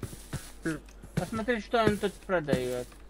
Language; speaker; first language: Russian; non-native, learner; English